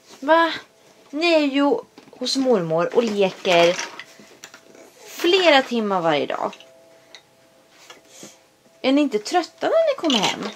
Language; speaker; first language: Swedish; native; Swedish